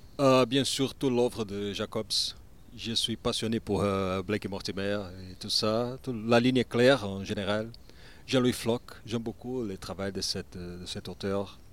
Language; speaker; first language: French; non-native, learner; Portuguese